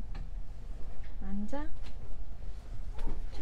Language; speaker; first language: Korean; native; Korean